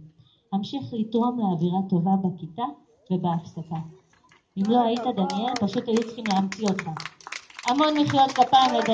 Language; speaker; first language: Hebrew; native; Hebrew